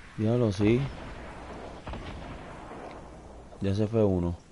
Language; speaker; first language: Spanish; native; Spanish